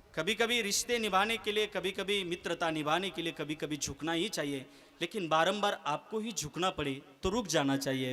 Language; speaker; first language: Hindi; non-native, local second language; Marathi